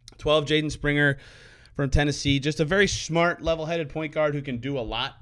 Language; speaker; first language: English; native; English